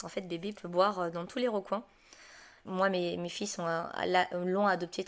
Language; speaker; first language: French; native; French